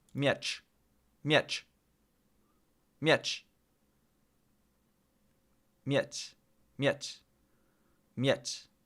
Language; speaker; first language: Polish; non-native, learner; English